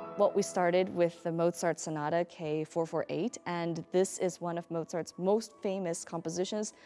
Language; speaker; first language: English; native; English